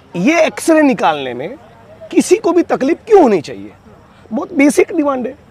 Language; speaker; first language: Hindi; non-native, local second language; Gujarati